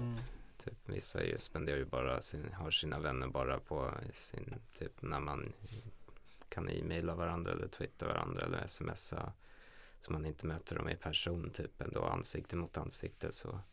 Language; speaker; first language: Swedish; native; Swedish